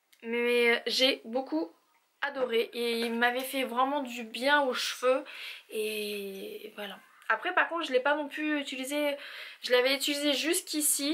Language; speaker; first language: French; native; French